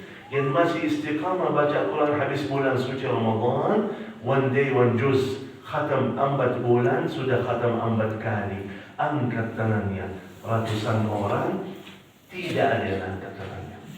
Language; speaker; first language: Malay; non-native, fluent; Arabic